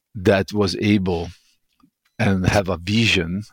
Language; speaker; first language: English; non-native, fluent; Italian